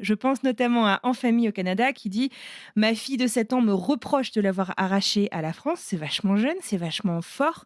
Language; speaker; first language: French; native; French